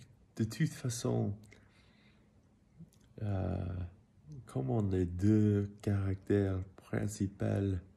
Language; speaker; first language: French; non-native, learner; English